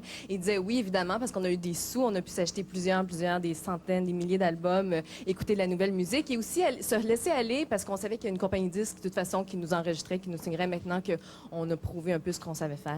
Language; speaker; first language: French; native; French